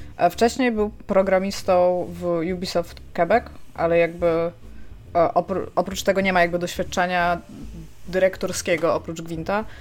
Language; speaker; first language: Polish; native; Polish